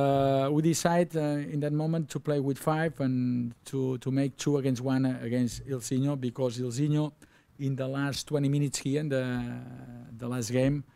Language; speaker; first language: English; non-native, learner; Spanish